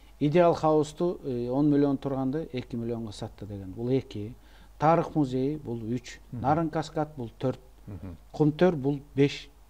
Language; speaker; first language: Kyrgyz; native; Kyrgyz